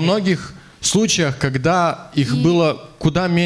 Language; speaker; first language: Russian; native; Russian